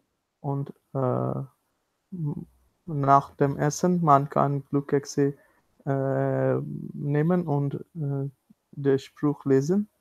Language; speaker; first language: German; non-native, learner; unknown